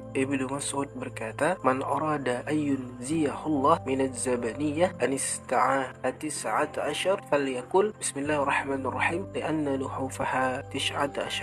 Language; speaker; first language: Malay; native; Malay